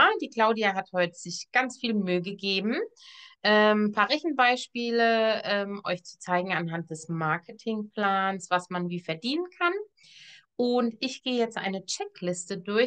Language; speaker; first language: German; native; German